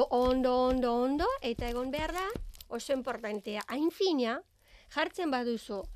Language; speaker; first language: Basque; non-native, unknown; Bulgarian